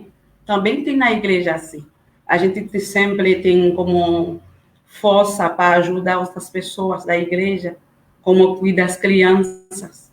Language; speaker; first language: Portuguese; non-native, learner; Haitian Creole